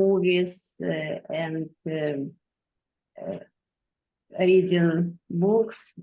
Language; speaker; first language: English; non-native, learner; Russian